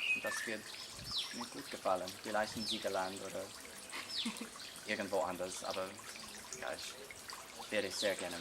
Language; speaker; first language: German; non-native, learner; English